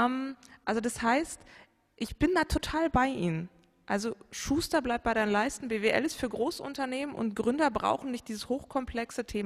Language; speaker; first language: German; native; German